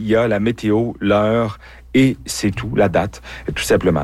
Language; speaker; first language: French; native; French